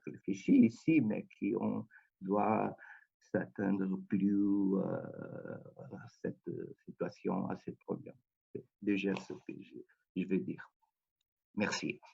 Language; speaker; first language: French; non-native, fluent; Portuguese